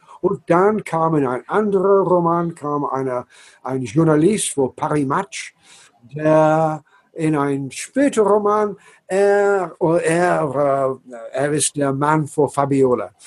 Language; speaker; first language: German; non-native, learner; English